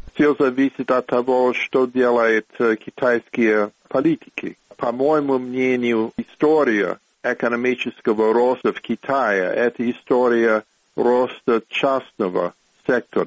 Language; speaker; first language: Russian; non-native, fluent; English